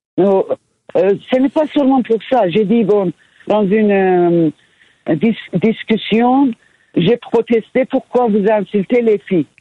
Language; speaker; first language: French; non-native, fluent; Persian